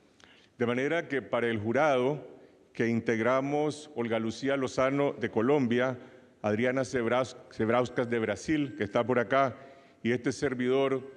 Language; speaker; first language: Spanish; native; Spanish